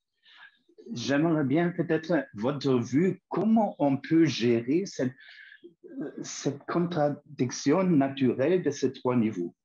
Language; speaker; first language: French; non-native, fluent; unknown